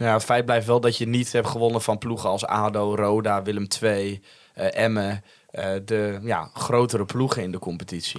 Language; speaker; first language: Dutch; native; Dutch